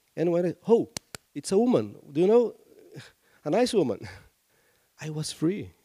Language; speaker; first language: English; non-native, fluent; Portuguese